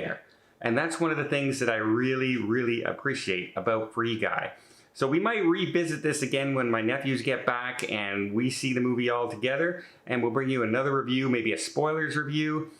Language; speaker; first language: English; native; English